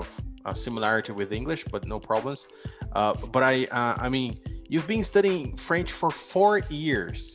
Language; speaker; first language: English; non-native, fluent; Portuguese